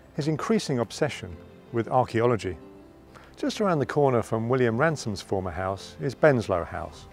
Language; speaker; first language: English; native; English